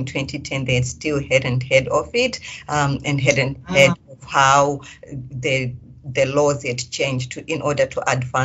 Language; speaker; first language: English; non-native, local second language; Shona